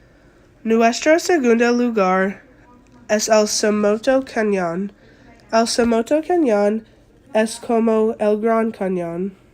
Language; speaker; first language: Spanish; non-native, learner; English